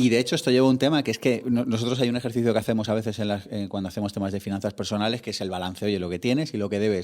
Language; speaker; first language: Spanish; native; Spanish